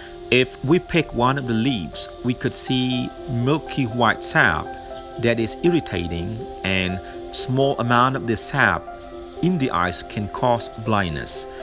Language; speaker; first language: English; non-native, fluent; Balinese